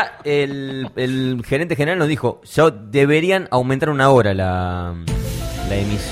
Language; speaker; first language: Spanish; native; Spanish